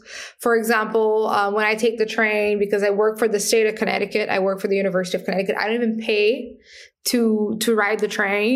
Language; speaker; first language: English; non-native, fluent; Portuguese